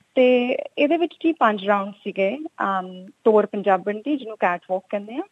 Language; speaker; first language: Punjabi; native; Punjabi